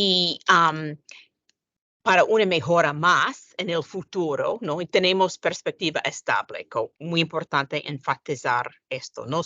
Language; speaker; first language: Spanish; non-native, fluent; English